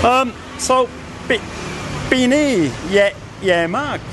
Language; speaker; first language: Thai; non-native, learner; English